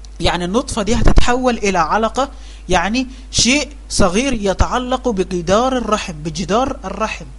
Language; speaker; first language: Arabic; native; Arabic